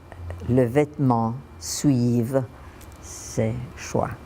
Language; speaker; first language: French; non-native, fluent; Italian